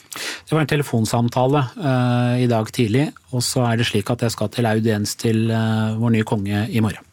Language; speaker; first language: Norwegian; early bilingual, other home language; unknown